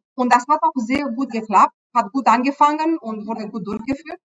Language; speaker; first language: German; non-native, fluent; Romanian